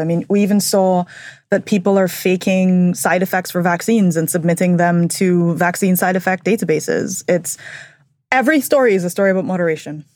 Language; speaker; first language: English; native; English